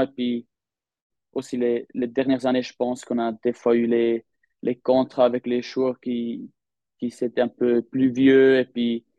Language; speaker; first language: French; non-native, local second language; German